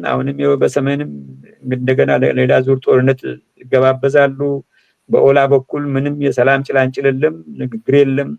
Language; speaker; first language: Amharic; non-native, local second language; Oromo